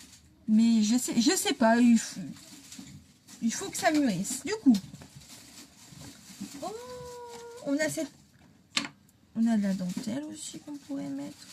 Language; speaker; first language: French; native; French